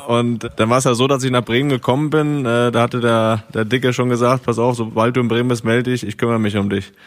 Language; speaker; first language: German; native; German